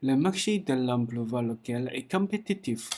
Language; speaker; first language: French; non-native, learner; Chinese